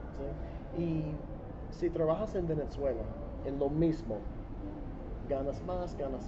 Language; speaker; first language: Spanish; non-native, fluent; English